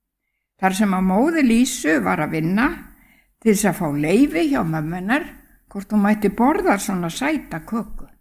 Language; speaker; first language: Icelandic; native; Icelandic